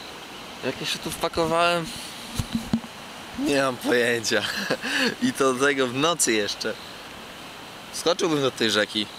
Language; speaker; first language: Polish; native; Polish